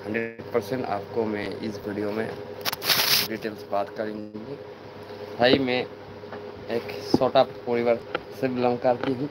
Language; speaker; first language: Hindi; non-native, learner; Bangla